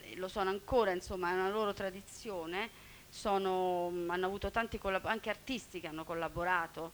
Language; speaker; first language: Italian; native; Italian